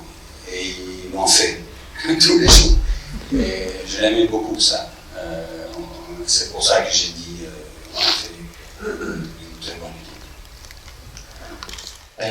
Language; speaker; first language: French; non-native, fluent; English